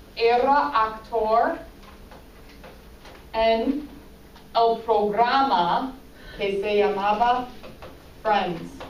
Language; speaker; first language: Spanish; non-native, fluent; English